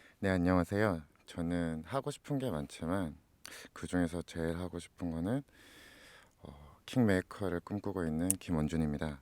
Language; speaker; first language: Korean; native; Korean